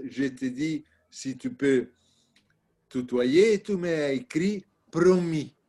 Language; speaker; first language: French; non-native, learner; Italian